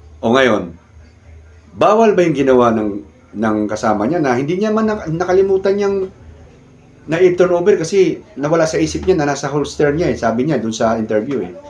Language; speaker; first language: Filipino; non-native, local second language; Cebuano